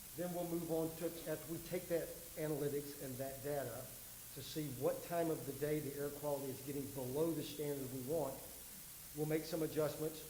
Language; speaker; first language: English; native; English